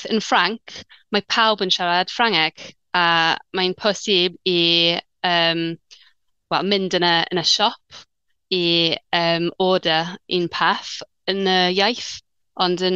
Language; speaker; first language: Welsh; non-native, learner; English